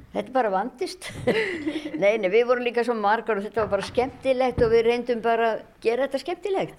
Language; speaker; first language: Icelandic; native; Icelandic